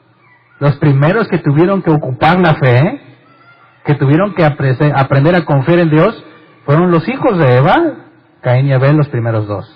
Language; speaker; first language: Spanish; native; Spanish